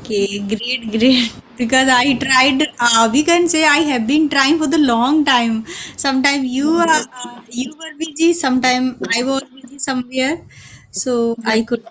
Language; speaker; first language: English; non-native, learner; Hindi